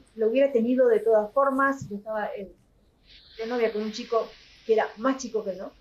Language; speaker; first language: Spanish; native; Spanish